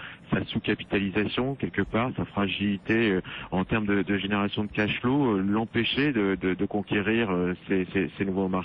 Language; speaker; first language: French; native; French